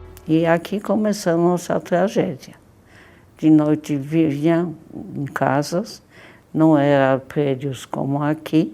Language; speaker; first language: Portuguese; non-native, fluent; Polish